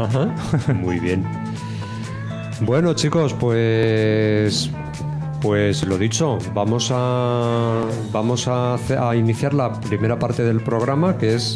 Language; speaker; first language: Spanish; native; Spanish